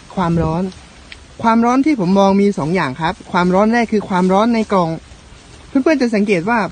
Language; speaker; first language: Thai; non-native, local second language; Northern Khmer